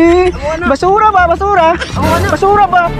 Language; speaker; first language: Filipino; non-native, local second language; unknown